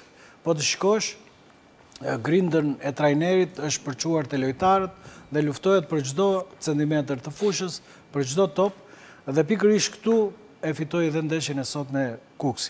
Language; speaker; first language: Albanian; native; Albanian